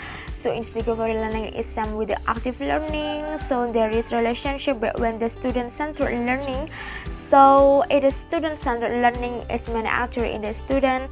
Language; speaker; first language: English; non-native, learner; Indonesian